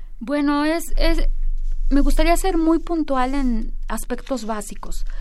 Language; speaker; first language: Spanish; native; Spanish